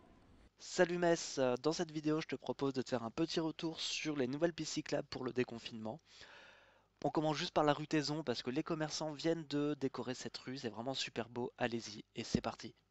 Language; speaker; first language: French; native; French